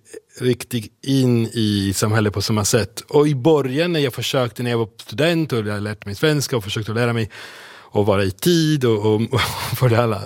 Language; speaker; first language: Swedish; non-native, fluent; Italian